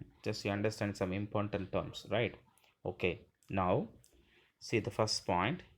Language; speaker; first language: English; non-native, local second language; Tamil